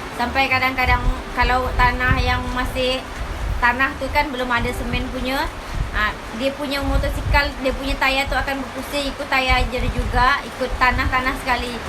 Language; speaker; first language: Malay; native; Malay